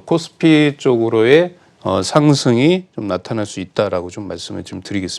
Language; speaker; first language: Korean; native; Korean